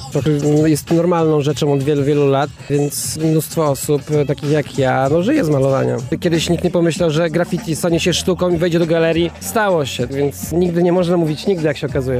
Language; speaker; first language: Polish; native; Polish